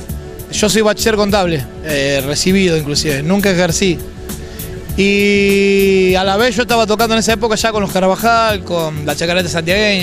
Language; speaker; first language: Spanish; native; Spanish